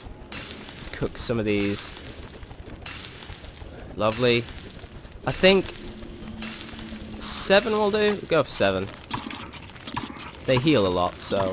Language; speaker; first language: English; native; English